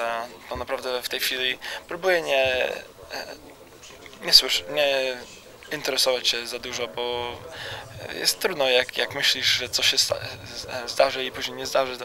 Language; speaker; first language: Polish; early bilingual, heritage; Polish